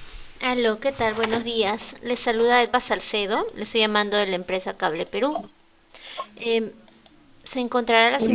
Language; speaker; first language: Spanish; native; Spanish